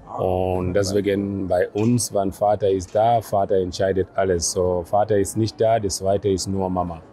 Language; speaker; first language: German; non-native, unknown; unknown